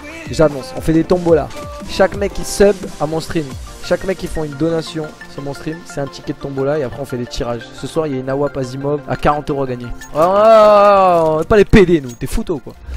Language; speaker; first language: French; native; French